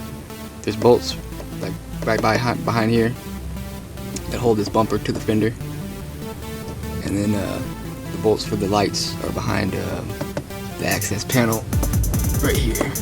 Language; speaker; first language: English; native; English